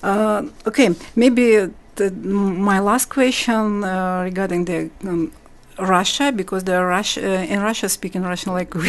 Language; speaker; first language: English; non-native, learner; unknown